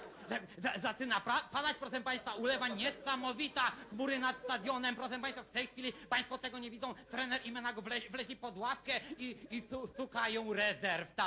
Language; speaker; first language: Polish; native; Polish